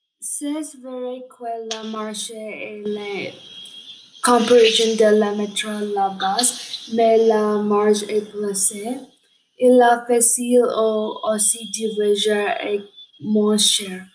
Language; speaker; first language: French; non-native, learner; English